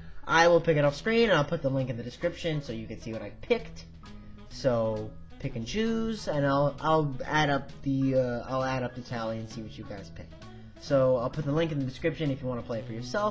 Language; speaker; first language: English; native; English